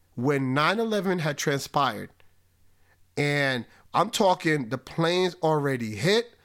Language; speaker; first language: English; native; English